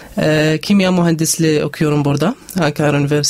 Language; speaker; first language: Turkish; non-native, learner; Arabic